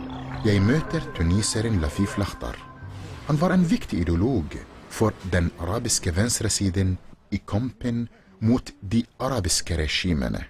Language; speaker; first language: Norwegian; non-native, fluent; Arabic